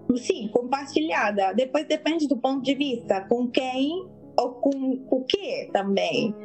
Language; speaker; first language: Portuguese; non-native, fluent; Italian